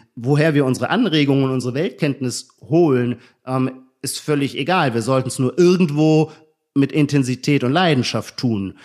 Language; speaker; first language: German; native; German